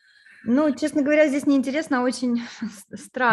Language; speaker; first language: Russian; native; Russian